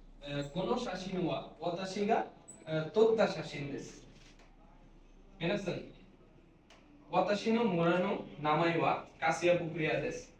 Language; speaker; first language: Japanese; non-native, learner; Bangla